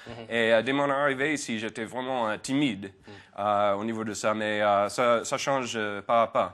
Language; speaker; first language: French; non-native, fluent; English